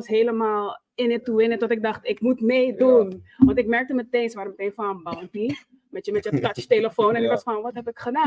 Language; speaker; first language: Dutch; native; Dutch